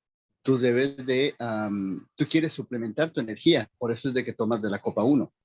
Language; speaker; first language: Spanish; native; Spanish